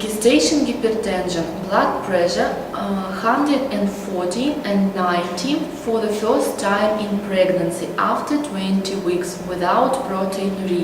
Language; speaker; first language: English; non-native, learner; Russian